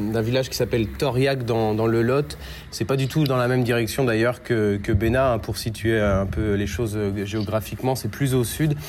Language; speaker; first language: French; native; French